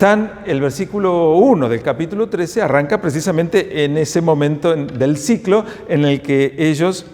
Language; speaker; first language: Spanish; native; Spanish